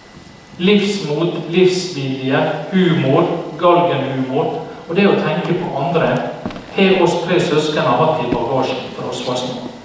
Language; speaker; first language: Norwegian; native; Norwegian